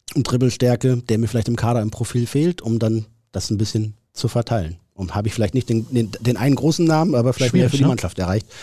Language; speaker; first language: German; native; German